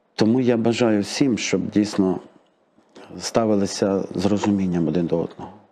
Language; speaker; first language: Ukrainian; native; Ukrainian